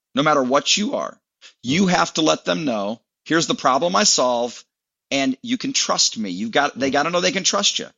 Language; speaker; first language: English; native; English